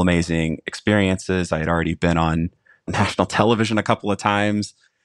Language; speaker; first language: English; native; English